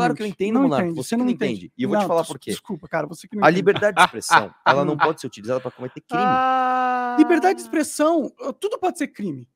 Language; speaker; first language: Portuguese; native; Portuguese